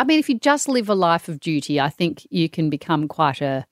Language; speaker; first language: English; native; English